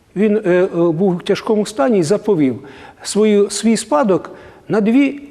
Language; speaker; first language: Ukrainian; native; Ukrainian